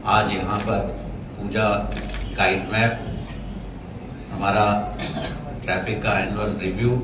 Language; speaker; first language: Hindi; non-native, local second language; Bangla